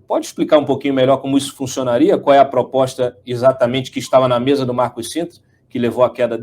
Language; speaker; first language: Portuguese; native; Portuguese